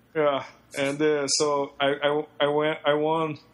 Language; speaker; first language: English; non-native, fluent; Portuguese